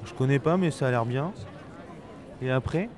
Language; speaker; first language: French; native; French